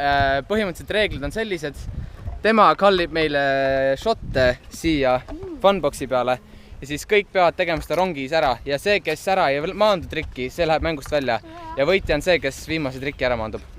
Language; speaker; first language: Estonian; native; Estonian